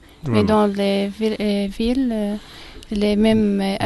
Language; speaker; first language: French; non-native, learner; Arabic